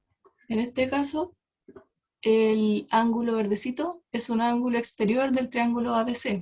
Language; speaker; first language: Spanish; native; Spanish